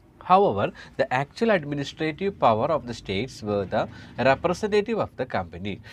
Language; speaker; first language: English; non-native, local second language; Malayalam